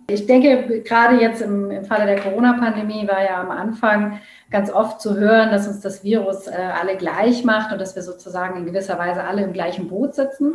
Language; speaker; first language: German; native; German